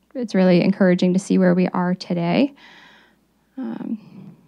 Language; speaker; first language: English; native; English